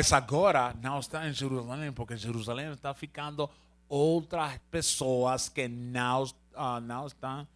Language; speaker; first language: Portuguese; non-native, learner; Spanish